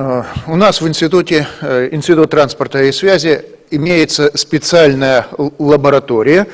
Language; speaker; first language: Russian; native; Russian